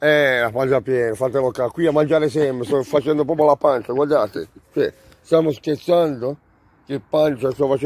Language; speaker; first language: Italian; native; Italian